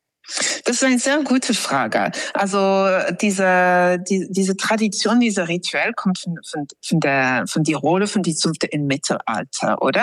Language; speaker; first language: German; non-native, fluent; English